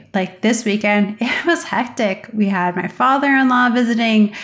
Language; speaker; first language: English; native; English